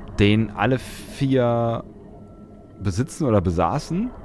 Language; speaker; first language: German; native; German